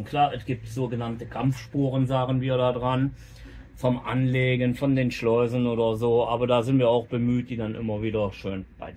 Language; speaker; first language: German; native; German